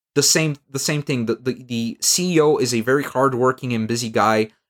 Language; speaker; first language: English; non-native, fluent; Bulgarian